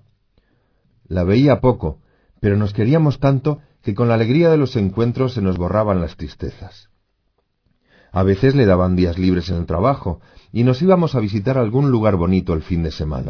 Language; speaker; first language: Spanish; native; Spanish